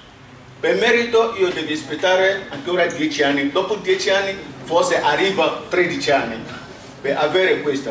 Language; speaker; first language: Italian; non-native, learner; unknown